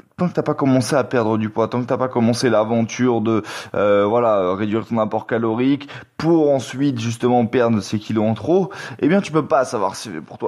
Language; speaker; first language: French; native; French